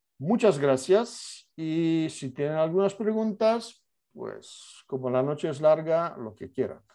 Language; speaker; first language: Spanish; non-native, fluent; Polish